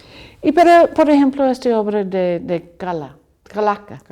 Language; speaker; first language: Spanish; non-native, learner; English